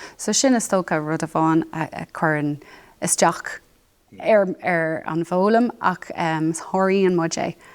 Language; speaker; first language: Irish; non-native, local second language; English